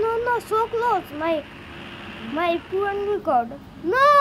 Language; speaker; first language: English; non-native, learner; Bangla